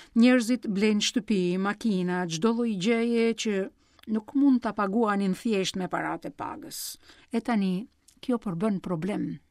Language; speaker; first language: Albanian; non-native, fluent; Greek